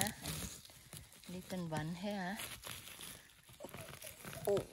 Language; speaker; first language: English; non-native, learner; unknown